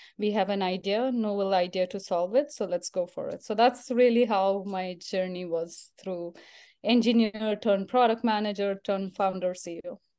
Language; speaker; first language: English; non-native, local second language; Marathi